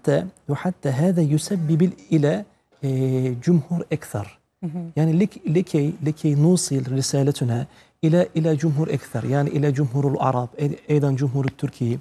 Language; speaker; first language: Arabic; non-native, fluent; Turkish